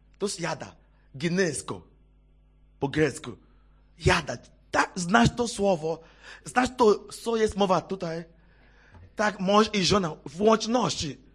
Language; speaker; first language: Polish; non-native, fluent; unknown